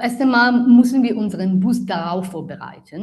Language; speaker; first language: German; non-native, learner; Italian